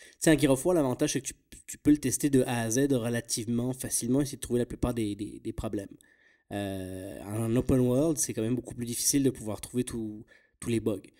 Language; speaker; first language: French; native; French